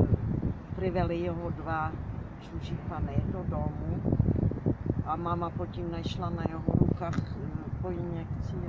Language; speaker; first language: Czech; non-native, local second language; Ukrainian